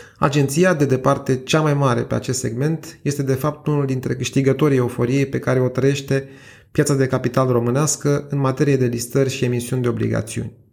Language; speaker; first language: Romanian; native; Romanian